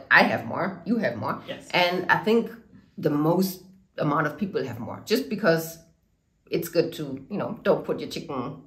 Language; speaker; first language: English; non-native, fluent; German